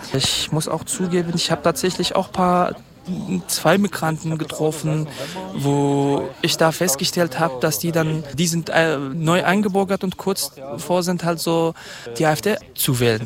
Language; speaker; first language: German; non-native, fluent; Kurdish